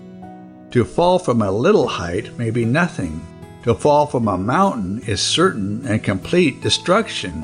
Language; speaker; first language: English; non-native, local second language; Yoruba